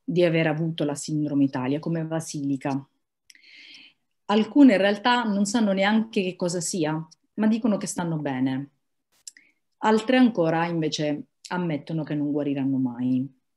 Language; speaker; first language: Italian; native; Italian